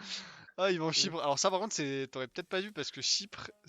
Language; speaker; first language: French; native; French